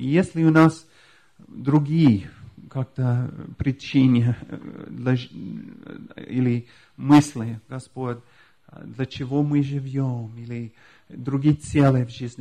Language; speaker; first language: Russian; non-native, fluent; English